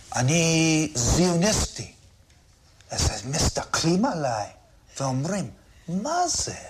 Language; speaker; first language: Hebrew; non-native, fluent; English